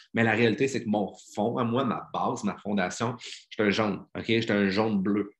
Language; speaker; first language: French; native; French